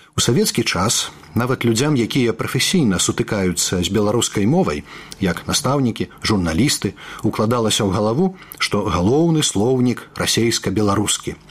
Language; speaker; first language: Belarusian; native; Belarusian